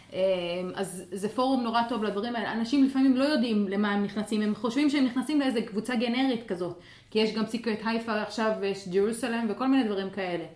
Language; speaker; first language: Hebrew; non-native, local second language; Arabic